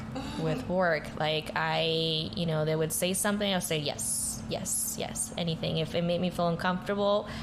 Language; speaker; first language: English; early bilingual, other home language; Spanish